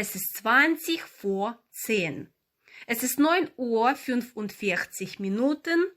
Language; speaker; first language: German; non-native, fluent; Ukrainian